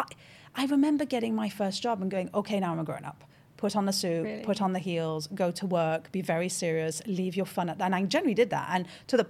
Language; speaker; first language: English; non-native, fluent; French